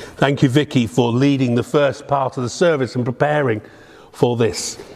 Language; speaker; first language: English; native; English